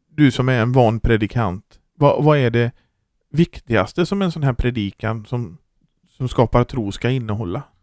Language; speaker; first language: Swedish; native; Swedish